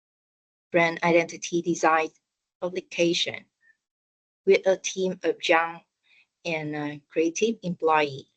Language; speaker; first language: English; non-native, learner; Vietnamese